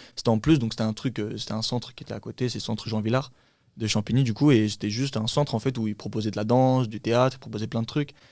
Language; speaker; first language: French; early bilingual, other home language; Turkish